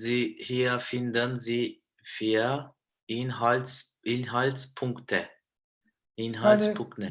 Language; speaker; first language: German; non-native, learner; Turkish